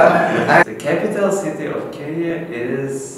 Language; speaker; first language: English; non-native, local second language; Swahili